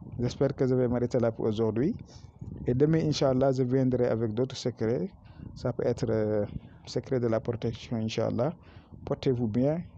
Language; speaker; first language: French; non-native, local second language; Wolof